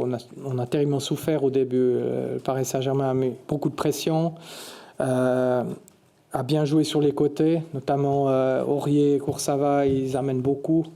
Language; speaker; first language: French; native; French